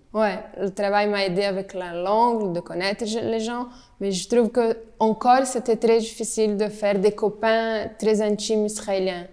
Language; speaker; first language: French; early bilingual, heritage; French